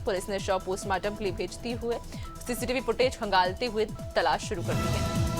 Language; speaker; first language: Hindi; native; Hindi